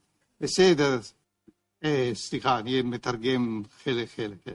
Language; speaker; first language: Hebrew; non-native, fluent; Italian